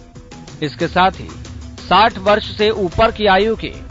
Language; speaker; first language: Hindi; native; Hindi